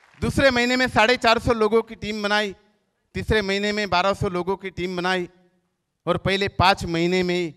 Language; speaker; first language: Hindi; non-native, local second language; Marathi